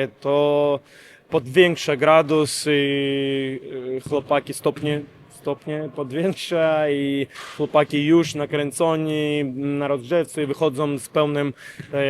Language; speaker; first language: Polish; non-native, learner; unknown